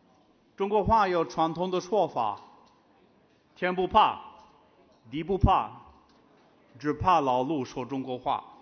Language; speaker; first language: Chinese; non-native, fluent; English